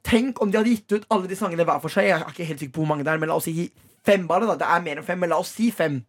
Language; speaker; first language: Norwegian; early bilingual, other home language; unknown